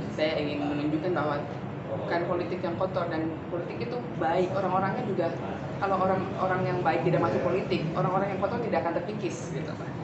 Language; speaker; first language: Indonesian; native; Indonesian